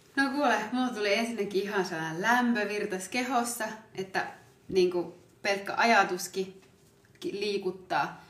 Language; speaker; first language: Finnish; early bilingual, other home language; Amharic